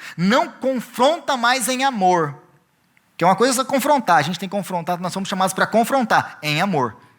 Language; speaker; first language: Portuguese; native; Portuguese